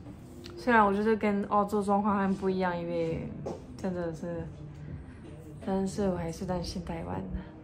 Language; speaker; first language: Chinese; non-native, fluent; French